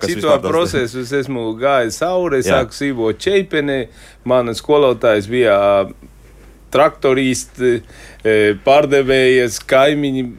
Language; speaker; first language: Latvian; non-native, fluent; Spanish